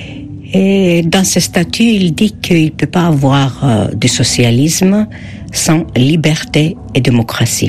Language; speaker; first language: French; non-native, fluent; Greek